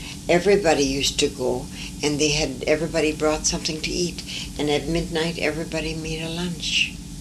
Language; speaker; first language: English; early bilingual, other home language; French